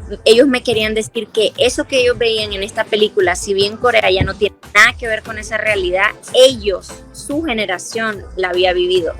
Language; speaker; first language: Spanish; native; Spanish